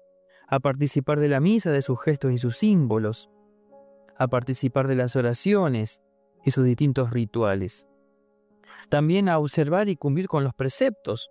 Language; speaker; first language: Spanish; native; Spanish